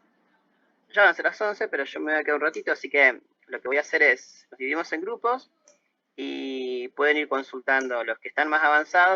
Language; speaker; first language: Spanish; native; Spanish